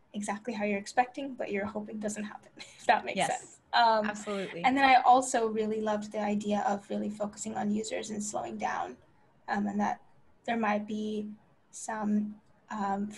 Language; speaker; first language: English; native; English